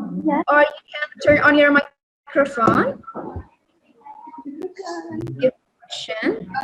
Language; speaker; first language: English; non-native, learner; Indonesian